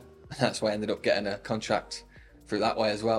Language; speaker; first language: English; native; English